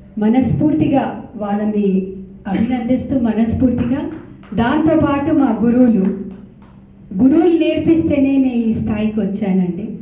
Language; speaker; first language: Telugu; non-native, local second language; Hindi